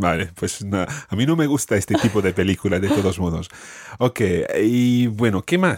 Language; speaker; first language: Spanish; non-native, fluent; English